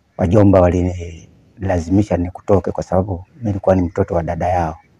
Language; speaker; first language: Swahili; non-native, local second language; Luyia